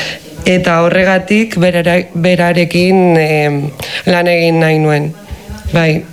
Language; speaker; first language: Basque; non-native, fluent; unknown